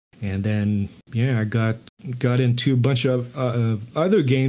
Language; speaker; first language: English; non-native, fluent; French